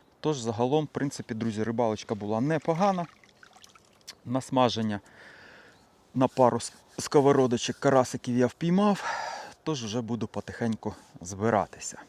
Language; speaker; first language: Ukrainian; native; Ukrainian